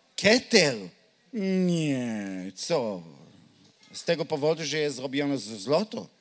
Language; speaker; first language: Polish; non-native, learner; Hebrew